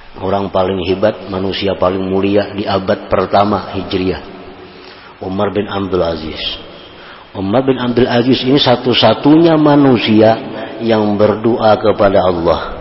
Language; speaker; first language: Indonesian; non-native, local second language; Banjar